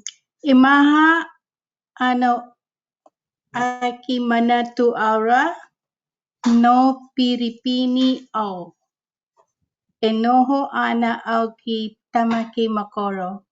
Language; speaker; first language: Māori; non-native, learner; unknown